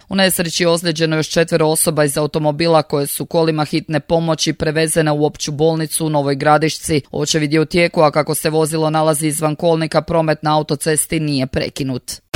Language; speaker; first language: Croatian; native; Croatian